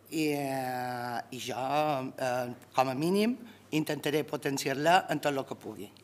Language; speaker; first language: Catalan; native; Catalan